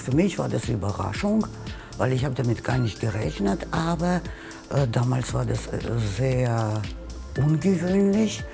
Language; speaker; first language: German; non-native, fluent; Russian